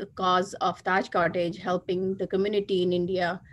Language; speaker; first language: English; non-native, local second language; Hindi